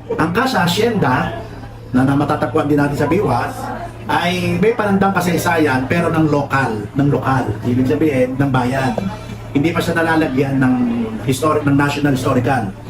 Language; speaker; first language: Filipino; native; Filipino